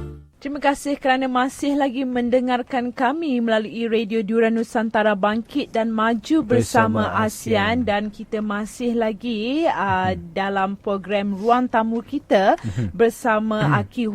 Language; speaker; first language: Malay; native; Malay